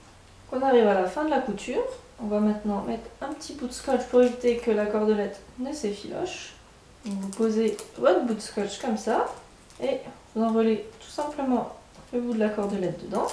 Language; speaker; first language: French; native; French